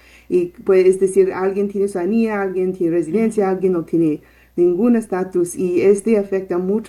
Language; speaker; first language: Spanish; non-native, fluent; English